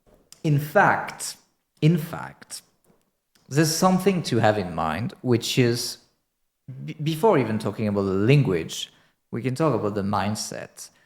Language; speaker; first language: English; non-native, fluent; French